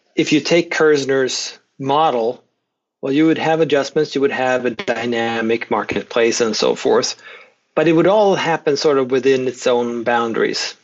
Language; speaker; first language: English; non-native, fluent; Swedish